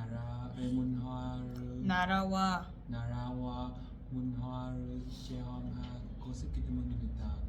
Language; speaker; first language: Korean; non-native, learner; Vietnamese